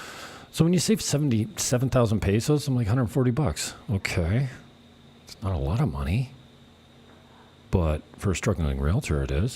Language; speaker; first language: English; native; English